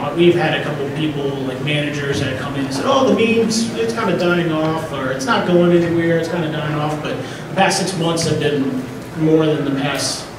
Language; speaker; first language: English; native; English